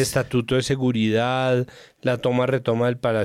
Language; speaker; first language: Spanish; native; Spanish